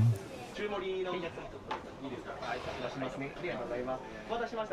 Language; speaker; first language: Japanese; native; Japanese